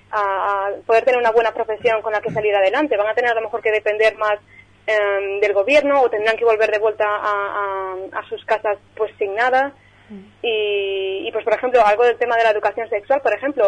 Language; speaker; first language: Spanish; native; Spanish